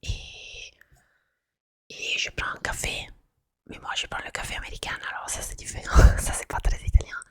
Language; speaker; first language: French; non-native, fluent; Italian